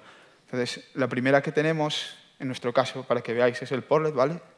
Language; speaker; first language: Spanish; native; Spanish